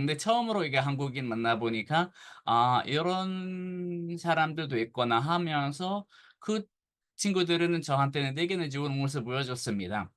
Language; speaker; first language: Korean; non-native, fluent; Arabic